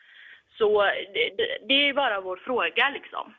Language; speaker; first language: Swedish; early bilingual, other home language; Tigrinya